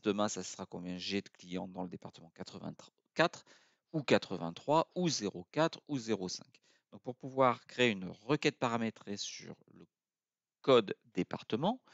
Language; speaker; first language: French; native; French